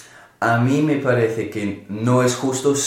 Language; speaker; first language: Spanish; non-native, learner; English